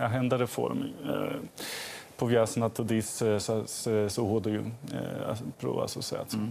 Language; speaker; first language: Ukrainian; non-native, fluent; Swedish